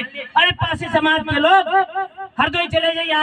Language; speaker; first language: Hindi; native; Hindi